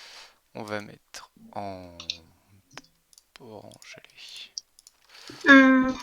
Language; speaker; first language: French; native; French